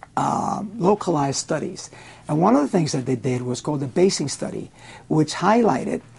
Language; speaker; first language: English; non-native, fluent; Spanish